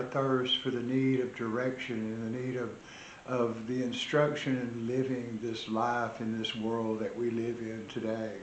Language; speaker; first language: English; native; English